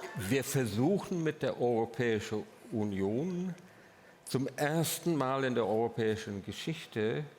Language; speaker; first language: German; non-native, fluent; English